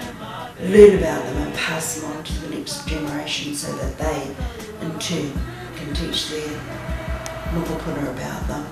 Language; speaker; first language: English; native; English